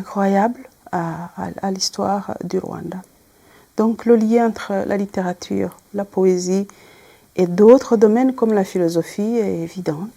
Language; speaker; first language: French; non-native, local second language; Kinyarwanda